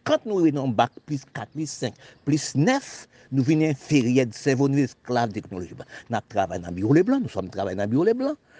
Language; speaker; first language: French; non-native, local second language; Haitian Creole